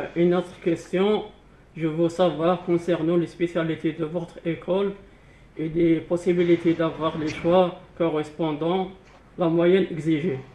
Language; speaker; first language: French; non-native, local second language; Arabic